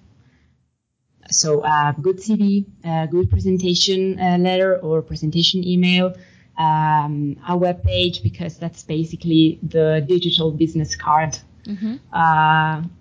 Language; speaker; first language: English; non-native, fluent; Italian